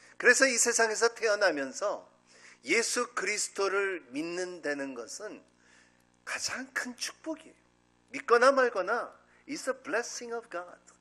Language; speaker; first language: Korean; native; Korean